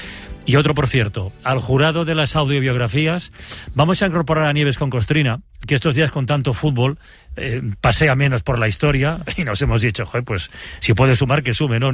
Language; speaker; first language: Spanish; native; Spanish